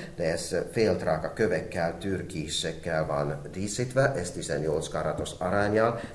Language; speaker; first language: Hungarian; non-native, fluent; Finnish